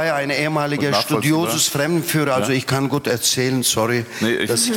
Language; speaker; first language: German; non-native, fluent; Turkish